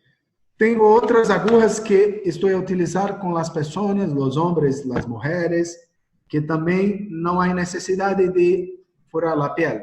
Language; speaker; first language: Spanish; non-native, learner; Portuguese